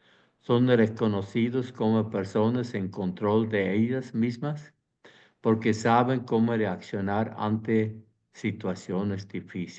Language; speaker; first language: Spanish; non-native, fluent; Swiss German